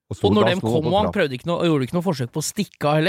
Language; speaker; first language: Norwegian; native; Norwegian